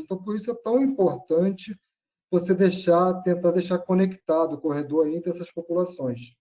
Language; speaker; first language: Portuguese; native; Portuguese